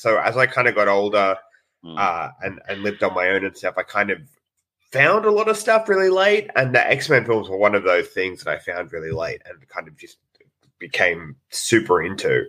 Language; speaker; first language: English; native; English